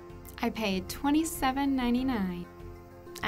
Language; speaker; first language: English; native; English